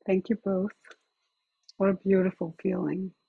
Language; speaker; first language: English; non-native, fluent; Danish